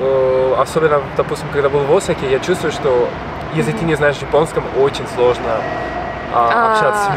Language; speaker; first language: Russian; non-native, fluent; Spanish